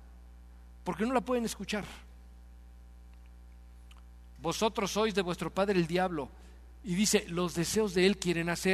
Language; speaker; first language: Spanish; native; Spanish